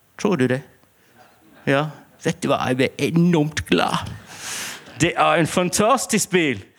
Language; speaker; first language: Norwegian; non-native, fluent; English